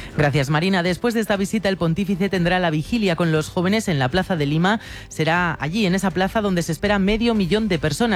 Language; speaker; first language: Spanish; native; Spanish